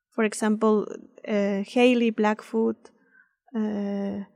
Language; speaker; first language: English; non-native, fluent; Spanish